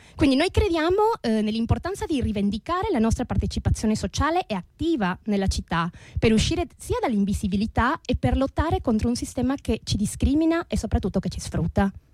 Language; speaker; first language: Italian; non-native, fluent; Spanish